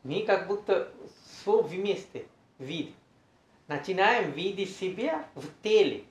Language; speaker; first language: Russian; non-native, learner; Sinhala